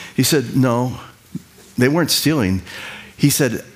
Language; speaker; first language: English; native; English